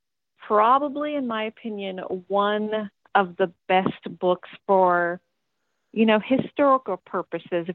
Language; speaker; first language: English; native; English